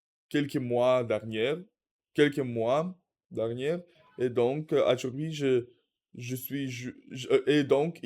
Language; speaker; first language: French; non-native, learner; Russian